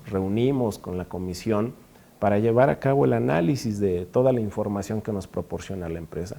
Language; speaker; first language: Spanish; native; Spanish